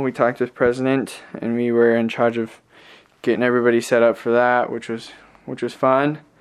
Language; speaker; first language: English; native; English